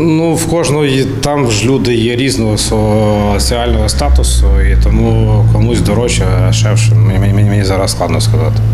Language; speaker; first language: Ukrainian; native; Ukrainian